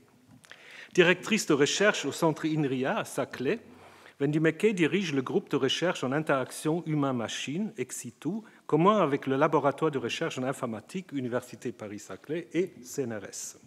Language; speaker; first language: French; native; French